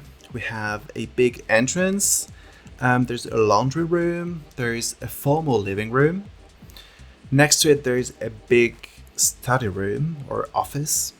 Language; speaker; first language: English; non-native, fluent; French